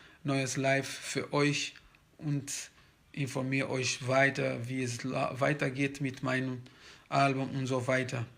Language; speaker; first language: German; non-native, fluent; Kabuverdianu